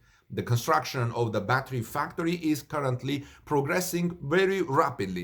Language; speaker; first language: English; non-native, fluent; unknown